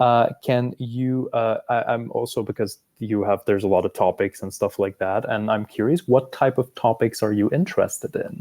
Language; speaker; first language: English; non-native, fluent; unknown